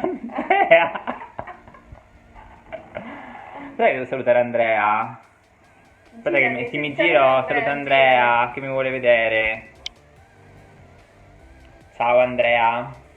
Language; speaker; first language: Italian; native; Italian